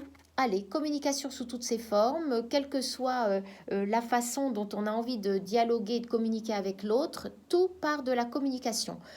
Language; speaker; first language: French; native; French